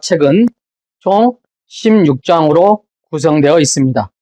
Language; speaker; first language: Korean; native; Korean